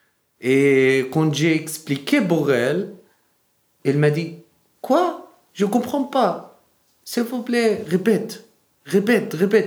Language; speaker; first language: French; non-native, learner; Arabic